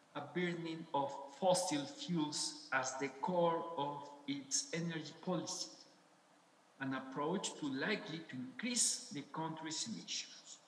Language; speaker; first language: English; non-native, fluent; Spanish